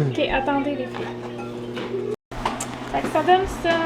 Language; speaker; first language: French; native; French